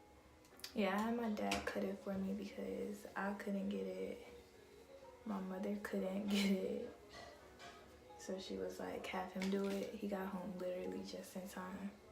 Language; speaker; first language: English; native; English